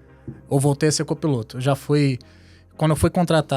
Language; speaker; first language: Portuguese; native; Portuguese